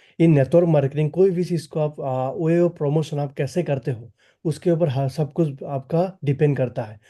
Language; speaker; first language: Hindi; non-native, local second language; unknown